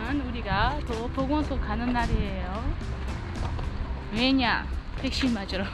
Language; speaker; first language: Korean; non-native, fluent; Uzbek